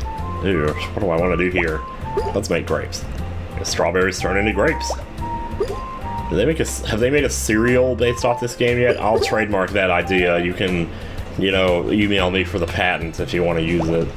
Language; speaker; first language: English; native; English